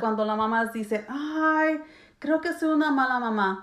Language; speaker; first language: Spanish; early bilingual, heritage; Spanish